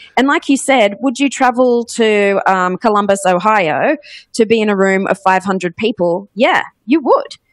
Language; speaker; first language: English; native; English